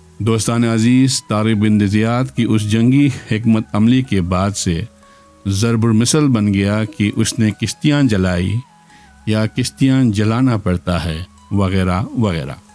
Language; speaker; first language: Urdu; non-native, local second language; Brahui